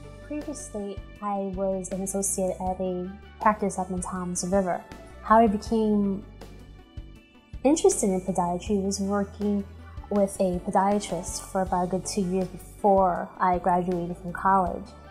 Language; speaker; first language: English; early bilingual, other home language; Spanish